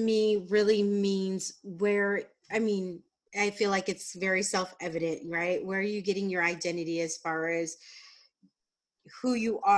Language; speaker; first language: English; native; English